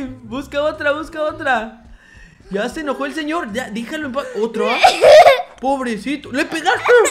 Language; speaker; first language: Spanish; native; Spanish